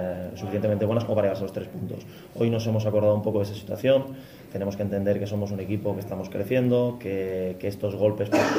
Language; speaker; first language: Spanish; non-native, local second language; Catalan